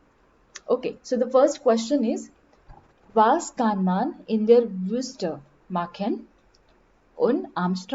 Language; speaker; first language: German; non-native, learner; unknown